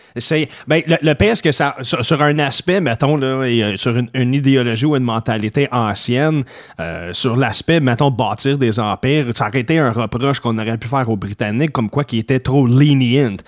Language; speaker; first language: French; native; French